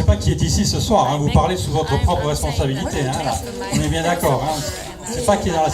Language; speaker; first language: French; native; French